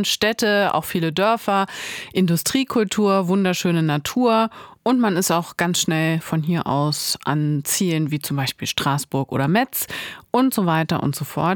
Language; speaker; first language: German; native; German